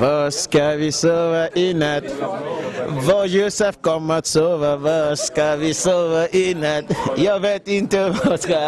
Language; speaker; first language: Swedish; non-native, fluent; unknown